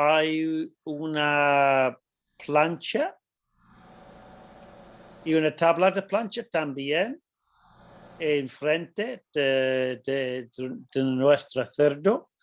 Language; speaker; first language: Spanish; non-native, fluent; English